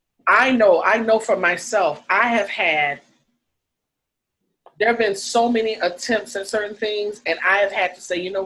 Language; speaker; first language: English; native; English